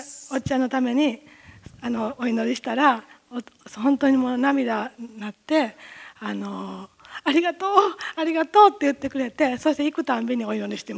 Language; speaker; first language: Japanese; native; Japanese